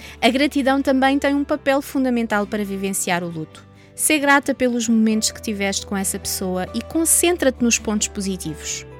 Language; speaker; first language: Portuguese; native; Portuguese